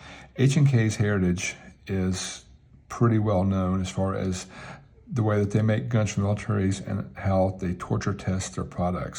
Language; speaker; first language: English; native; English